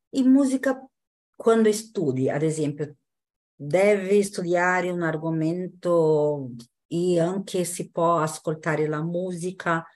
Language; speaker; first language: Italian; non-native, fluent; Portuguese